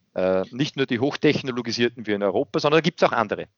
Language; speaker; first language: German; native; German